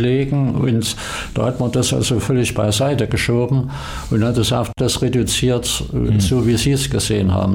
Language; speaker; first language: German; native; German